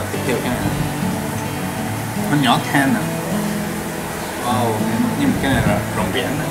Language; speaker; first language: Vietnamese; non-native, learner; Japanese